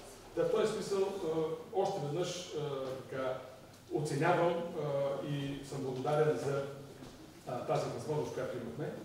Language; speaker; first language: Bulgarian; native; Bulgarian